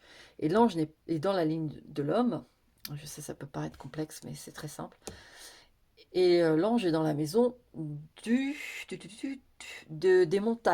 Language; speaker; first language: French; native; French